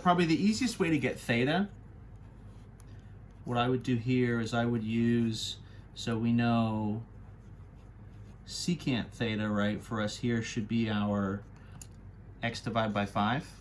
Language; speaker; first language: English; native; English